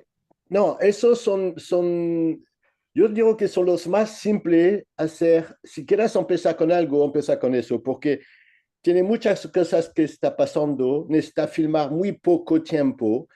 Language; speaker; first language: Spanish; non-native, learner; French